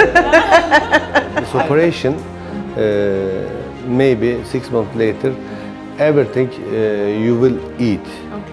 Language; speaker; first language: English; non-native, learner; Turkish